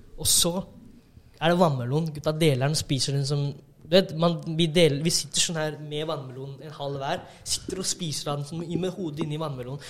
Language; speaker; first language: Norwegian; early bilingual, other home language; Tamil